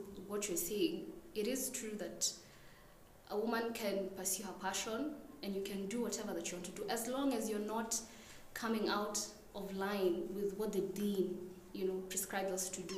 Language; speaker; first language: English; non-native, local second language; Somali